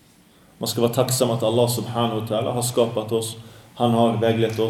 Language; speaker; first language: Swedish; early bilingual, other home language; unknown